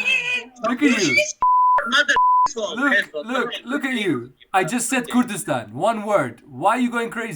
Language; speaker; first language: English; non-native, fluent; Kurdish